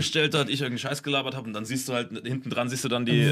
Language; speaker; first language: German; native; German